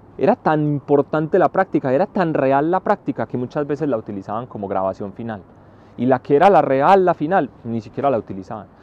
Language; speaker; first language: Spanish; native; Spanish